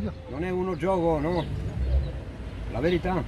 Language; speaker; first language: Italian; non-native, learner; Serbian